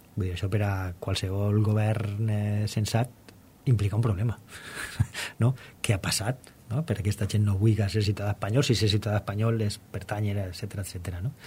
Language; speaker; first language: Catalan; non-native, local second language; Spanish